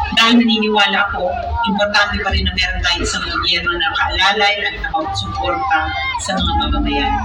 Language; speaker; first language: Filipino; native; Filipino